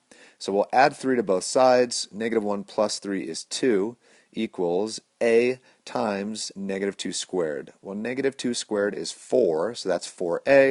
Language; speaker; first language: English; native; English